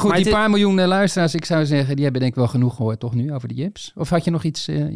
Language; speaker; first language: Dutch; native; Dutch